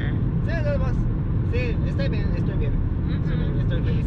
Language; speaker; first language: Spanish; non-native, learner; Japanese